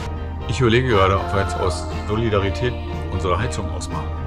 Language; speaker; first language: German; native; German